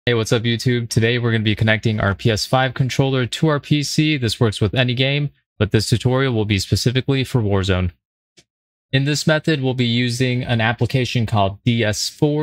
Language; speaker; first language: English; native; English